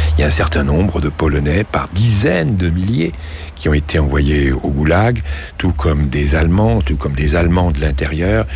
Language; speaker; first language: French; native; French